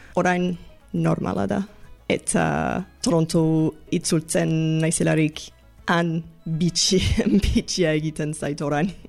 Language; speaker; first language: Basque; non-native, learner; English